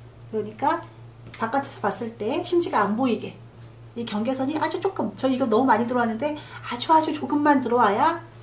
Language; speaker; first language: Korean; native; Korean